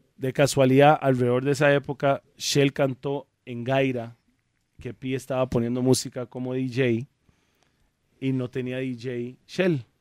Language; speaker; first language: Spanish; early bilingual, other home language; English